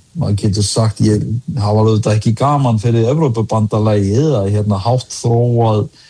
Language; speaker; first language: Icelandic; early bilingual, other home language; Danish